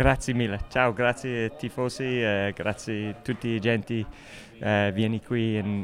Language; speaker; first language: Italian; non-native, learner; English